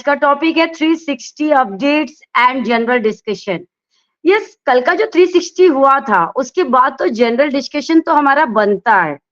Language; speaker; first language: Hindi; native; Hindi